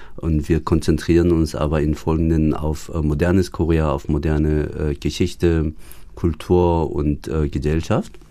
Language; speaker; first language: German; early bilingual, other home language; Korean